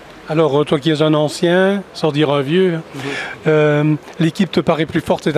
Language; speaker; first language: French; native; French